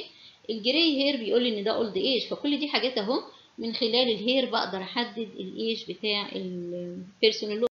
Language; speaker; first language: Arabic; native; Arabic